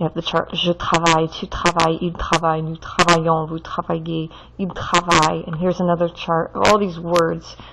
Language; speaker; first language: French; non-native, fluent; English